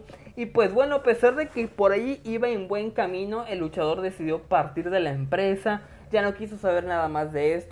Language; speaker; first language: Spanish; native; Spanish